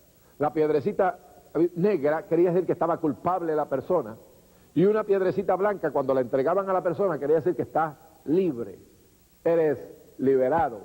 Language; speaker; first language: Spanish; native; Spanish